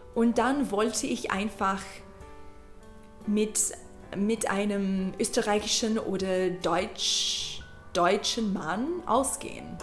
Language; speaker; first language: German; non-native, learner; English